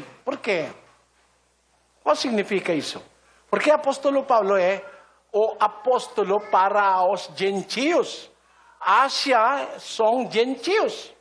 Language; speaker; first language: Portuguese; non-native, learner; Filipino